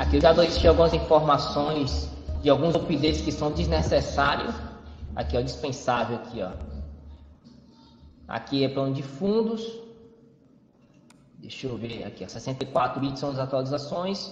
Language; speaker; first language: Portuguese; native; Portuguese